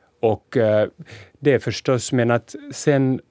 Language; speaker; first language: Swedish; non-native, local second language; Finnish